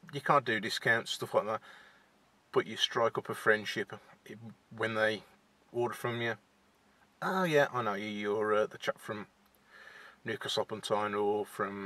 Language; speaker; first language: English; native; English